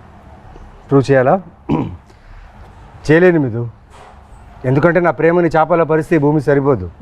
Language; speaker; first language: Telugu; native; Telugu